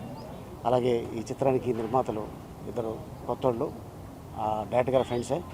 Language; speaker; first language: Telugu; native; Telugu